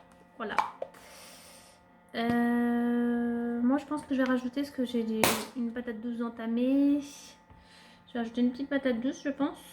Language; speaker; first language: French; native; French